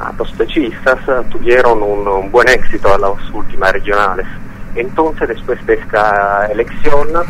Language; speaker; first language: Spanish; non-native, fluent; Italian